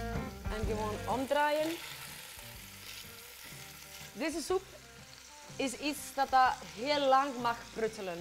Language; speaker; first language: Dutch; non-native, fluent; Icelandic